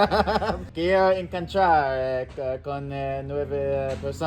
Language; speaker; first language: Spanish; non-native, learner; English